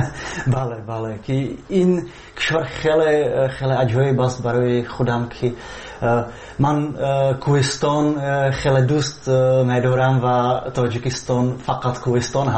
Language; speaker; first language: Persian; non-native, fluent; Czech